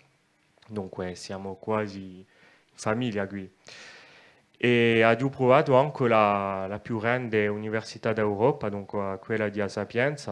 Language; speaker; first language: Italian; non-native, local second language; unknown